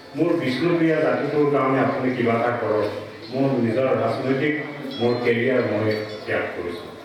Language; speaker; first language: Assamese; non-native, local second language; Mising